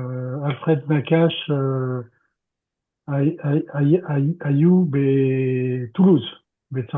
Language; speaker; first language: Hebrew; non-native, learner; French